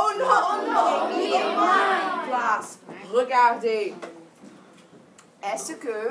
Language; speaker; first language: French; non-native, fluent; English